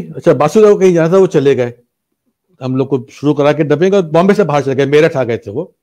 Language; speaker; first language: Hindi; native; Hindi